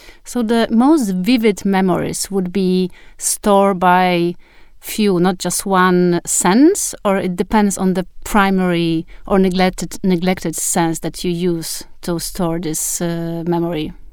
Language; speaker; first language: English; non-native, fluent; Polish